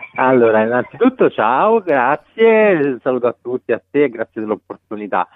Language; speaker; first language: Italian; native; Italian